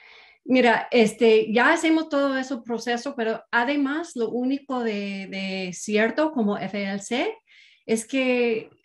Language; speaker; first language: Spanish; non-native, fluent; English